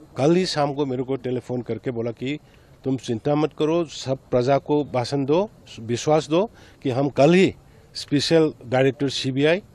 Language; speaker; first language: Hindi; non-native, local second language; Manipuri